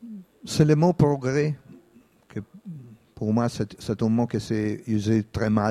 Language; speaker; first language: French; non-native, fluent; Italian